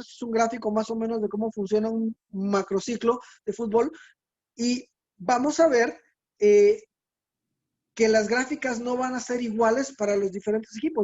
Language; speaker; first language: Spanish; native; Spanish